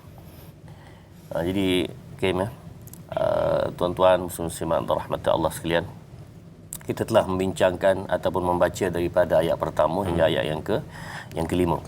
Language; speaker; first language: Malay; native; Malay